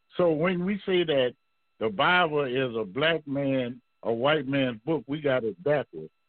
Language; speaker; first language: English; native; English